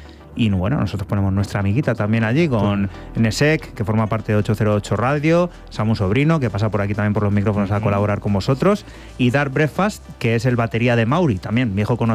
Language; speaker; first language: Spanish; native; Spanish